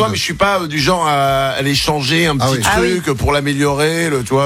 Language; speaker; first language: French; native; French